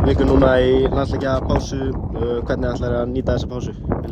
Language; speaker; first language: Icelandic; native; Icelandic